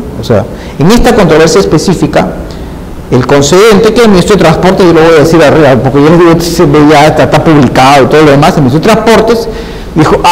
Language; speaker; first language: Spanish; native; Spanish